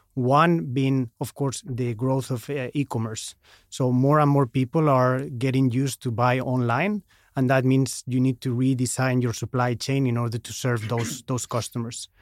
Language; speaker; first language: English; non-native, fluent; Spanish